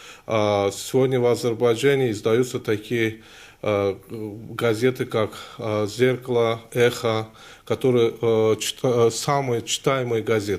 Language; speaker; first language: Russian; non-native, local second language; Azerbaijani